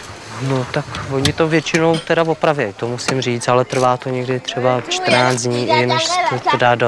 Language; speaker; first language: Czech; native; Czech